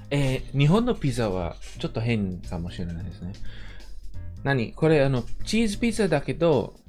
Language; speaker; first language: Japanese; non-native, fluent; English